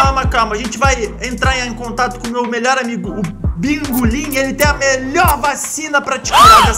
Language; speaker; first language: Portuguese; native; Portuguese